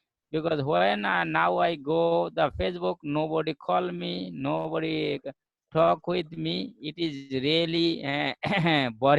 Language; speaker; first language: English; non-native, learner; Bangla